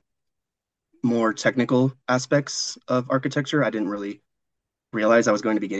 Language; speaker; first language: English; native; English